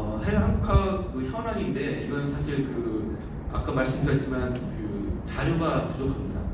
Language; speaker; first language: Korean; native; Korean